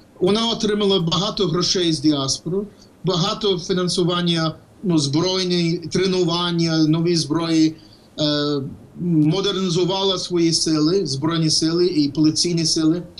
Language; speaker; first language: Ukrainian; early bilingual, heritage; Ukrainian